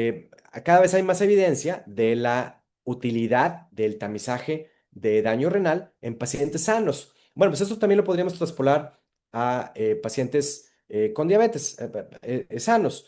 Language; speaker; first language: Spanish; native; Spanish